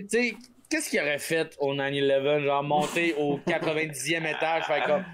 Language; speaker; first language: French; native; French